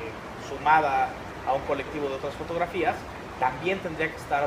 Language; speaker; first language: Spanish; native; Spanish